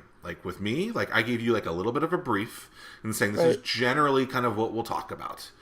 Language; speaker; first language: English; native; English